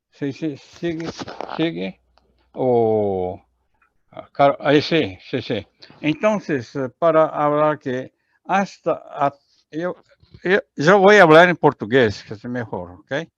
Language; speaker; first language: Spanish; non-native, learner; Portuguese